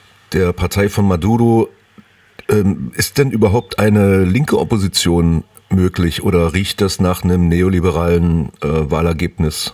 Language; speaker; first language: German; native; German